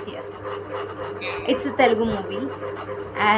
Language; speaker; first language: English; non-native, learner; Kannada